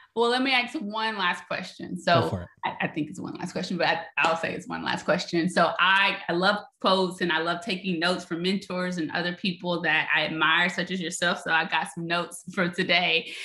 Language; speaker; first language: English; native; English